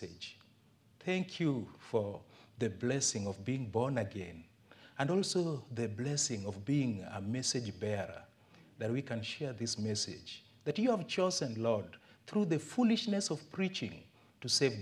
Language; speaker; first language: English; non-native, local second language; Luo (Kenya and Tanzania)